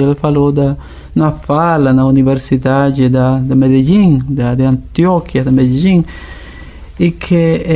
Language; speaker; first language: Portuguese; non-native, fluent; Spanish